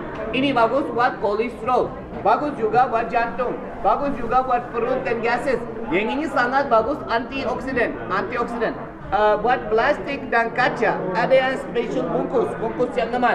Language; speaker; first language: Indonesian; non-native, learner; Turkish